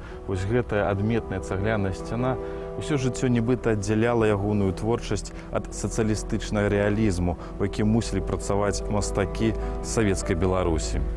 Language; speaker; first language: Belarusian; native; Belarusian